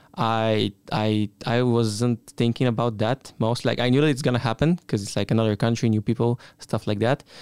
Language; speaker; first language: English; non-native, fluent; Bulgarian